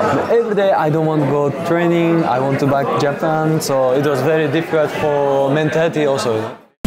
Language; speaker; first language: English; non-native, learner; Japanese